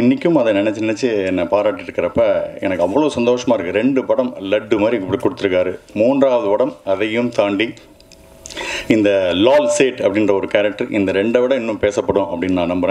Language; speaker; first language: Tamil; native; Tamil